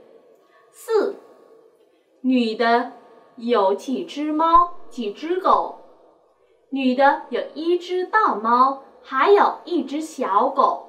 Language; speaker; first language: Chinese; non-native, fluent; Vietnamese